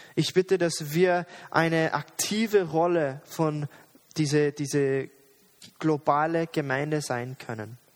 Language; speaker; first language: German; non-native, fluent; English